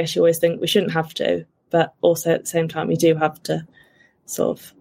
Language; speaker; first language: English; native; English